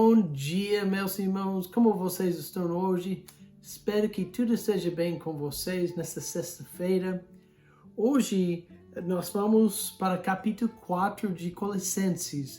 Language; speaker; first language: Portuguese; non-native, fluent; English